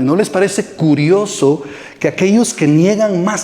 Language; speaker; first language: Spanish; native; Spanish